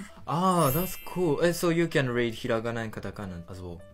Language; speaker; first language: English; non-native, fluent; Japanese